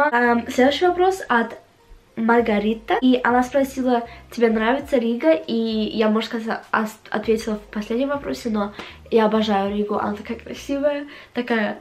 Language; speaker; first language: Russian; early bilingual, heritage; Russian